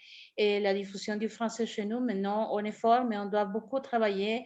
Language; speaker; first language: French; non-native, fluent; Spanish